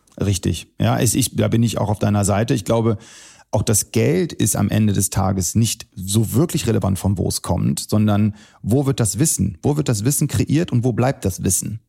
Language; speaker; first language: German; early bilingual, other home language; Arabic